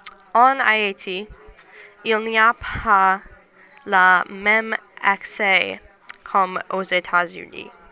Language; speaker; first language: French; non-native, learner; English